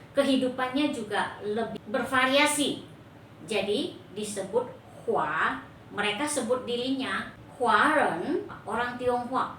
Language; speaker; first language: Indonesian; native; Indonesian